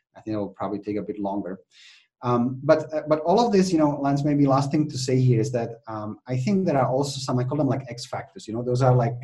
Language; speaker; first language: English; non-native, fluent; Czech